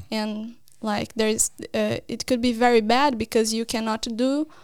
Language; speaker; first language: English; non-native, fluent; Portuguese